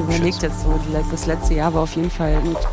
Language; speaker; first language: German; native; German